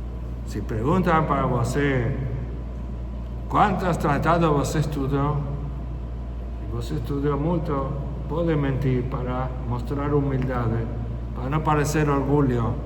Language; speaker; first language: Portuguese; non-native, fluent; Spanish